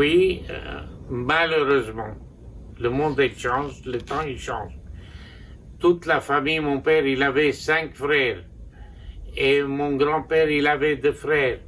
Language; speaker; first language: French; non-native, local second language; Armenian